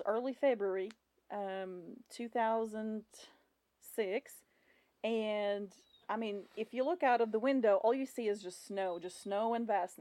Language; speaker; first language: English; non-native, fluent; Russian